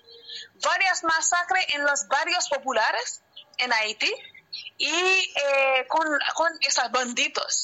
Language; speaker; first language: Spanish; non-native, learner; Haitian Creole